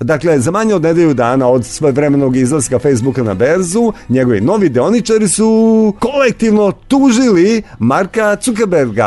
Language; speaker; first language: Serbian; native; Serbian